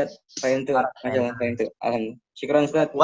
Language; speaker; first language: Arabic; non-native, learner; Indonesian